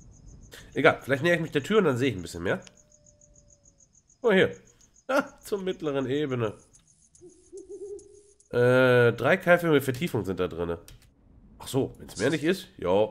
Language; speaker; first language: German; native; German